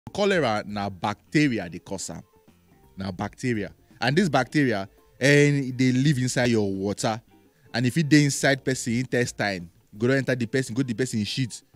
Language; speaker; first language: Nigerian Pidgin; native; Nigerian Pidgin